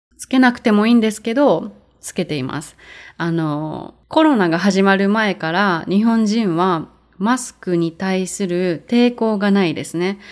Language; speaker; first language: Japanese; native; Japanese